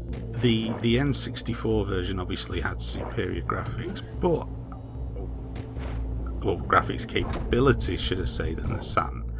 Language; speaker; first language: English; native; English